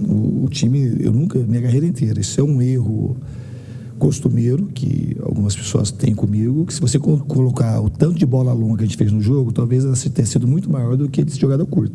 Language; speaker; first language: Portuguese; native; Portuguese